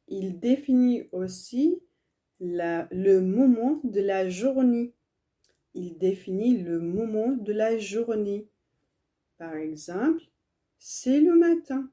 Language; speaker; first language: French; non-native, learner; Tigrinya